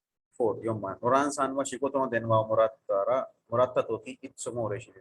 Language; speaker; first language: Japanese; non-native, fluent; Urdu